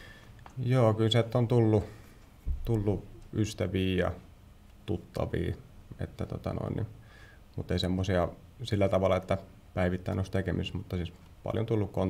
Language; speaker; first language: Finnish; native; Finnish